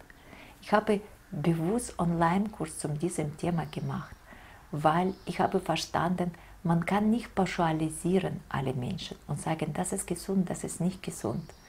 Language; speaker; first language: German; non-native, fluent; Russian